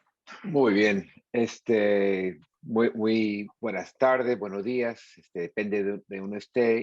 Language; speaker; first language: Spanish; non-native, fluent; English